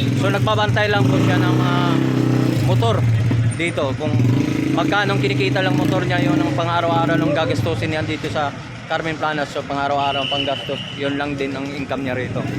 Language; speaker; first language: Filipino; native; Filipino